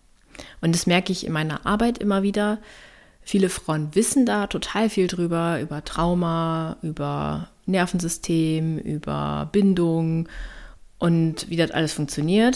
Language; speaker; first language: German; native; German